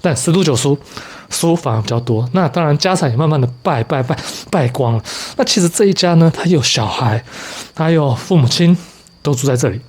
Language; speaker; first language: Chinese; native; Chinese